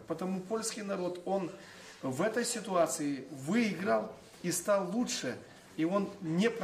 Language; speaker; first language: Russian; non-native, local second language; Ukrainian